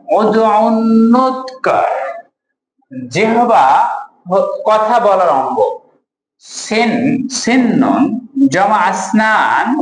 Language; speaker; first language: Bangla; native; Bangla